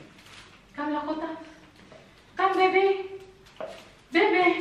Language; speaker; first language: English; non-native, local second language; Filipino